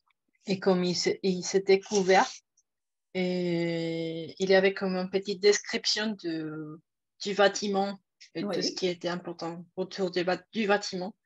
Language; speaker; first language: French; non-native, fluent; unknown